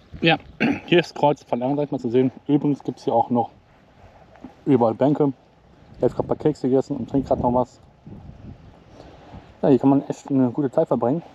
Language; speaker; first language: German; native; German